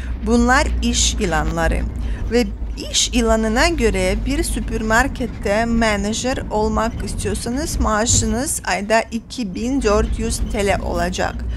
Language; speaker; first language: Turkish; non-native, fluent; Russian